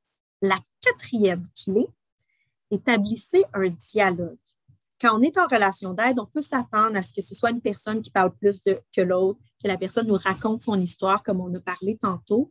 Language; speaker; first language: French; native; French